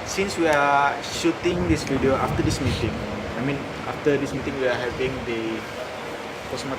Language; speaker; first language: English; non-native, learner; Malay